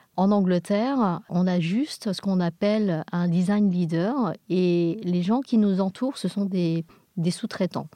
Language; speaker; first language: French; non-native, fluent; English